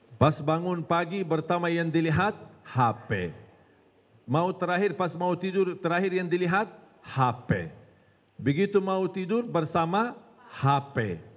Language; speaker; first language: Indonesian; non-native, fluent; Arabic